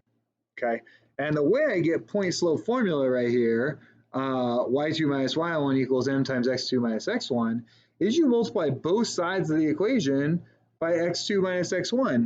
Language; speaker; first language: English; native; English